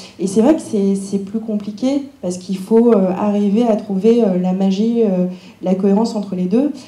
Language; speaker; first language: French; early bilingual, other home language; Cantonese